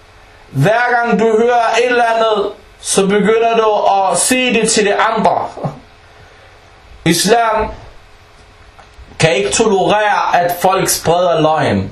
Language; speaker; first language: Danish; non-native, fluent; Arabic